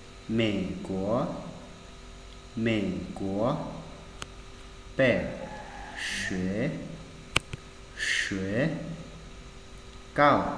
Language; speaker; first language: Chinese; non-native, fluent; Hmong